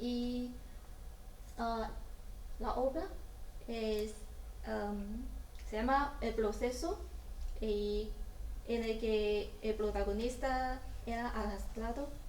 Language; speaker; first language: Spanish; non-native, learner; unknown